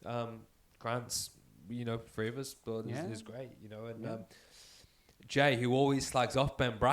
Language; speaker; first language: English; native; English